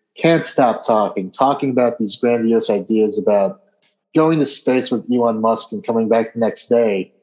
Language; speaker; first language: English; native; English